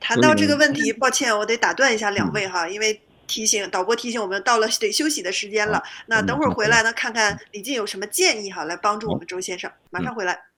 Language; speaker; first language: Chinese; native; Chinese